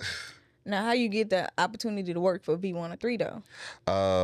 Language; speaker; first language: English; native; English